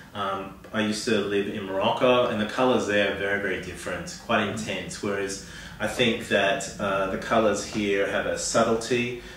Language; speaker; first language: English; native; English